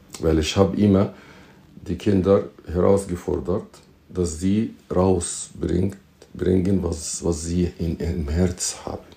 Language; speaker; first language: German; non-native, fluent; Arabic